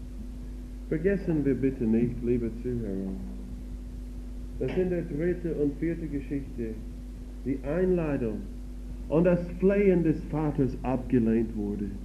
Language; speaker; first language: German; non-native, fluent; English